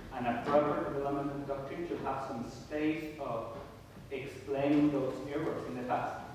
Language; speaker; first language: English; non-native, fluent; Italian